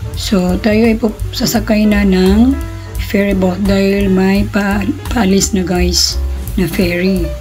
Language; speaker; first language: Filipino; non-native, local second language; Cebuano